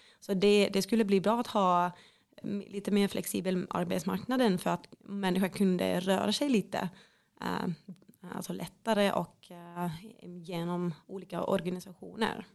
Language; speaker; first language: Swedish; non-native, fluent; Finnish